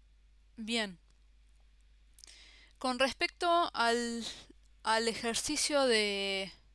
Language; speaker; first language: Spanish; native; Spanish